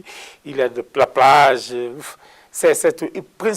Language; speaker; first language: French; non-native, learner; Portuguese